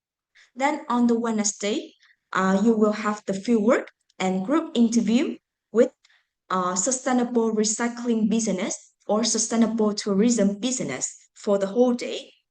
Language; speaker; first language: English; non-native, fluent; Vietnamese